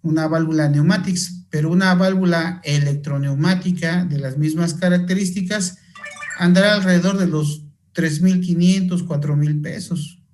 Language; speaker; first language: Spanish; native; Spanish